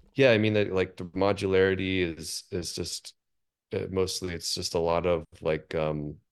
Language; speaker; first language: English; native; English